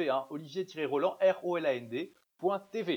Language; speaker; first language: French; native; French